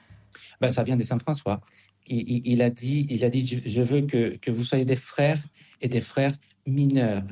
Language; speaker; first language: French; non-native, fluent; Spanish